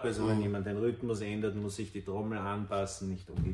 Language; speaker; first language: German; native; German